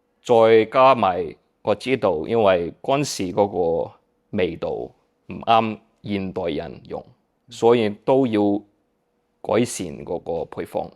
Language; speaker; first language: Cantonese; early bilingual, heritage; Cantonese